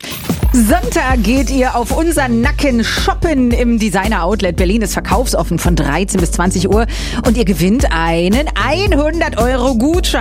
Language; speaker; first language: German; native; German